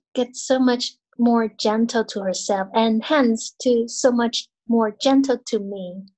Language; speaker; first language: English; non-native, fluent; Chinese